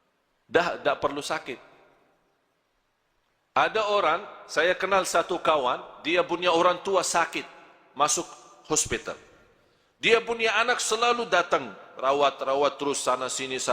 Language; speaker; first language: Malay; non-native, fluent; Arabic